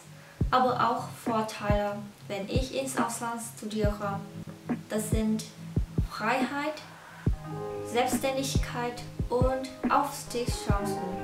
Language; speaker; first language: German; non-native, learner; Vietnamese